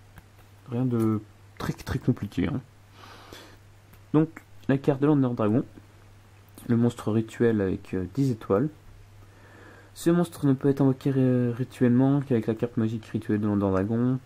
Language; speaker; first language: French; native; French